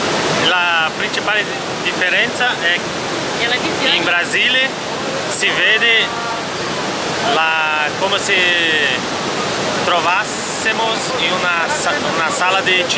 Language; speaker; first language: Italian; non-native, learner; Portuguese